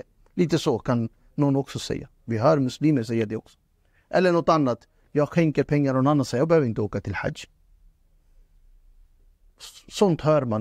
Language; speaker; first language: Swedish; non-native, fluent; Urdu